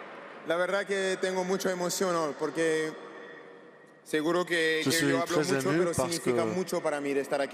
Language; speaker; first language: Spanish; non-native, learner; French